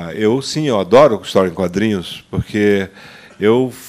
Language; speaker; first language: Portuguese; native; Portuguese